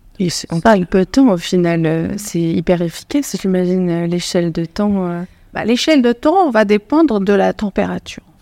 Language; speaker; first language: French; non-native, local second language; Arabic